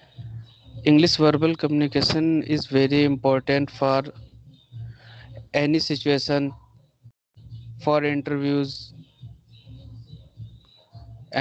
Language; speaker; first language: English; non-native, learner; Hindi